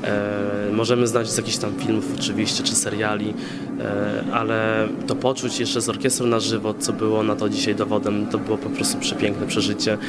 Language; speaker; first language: Polish; early bilingual, other home language; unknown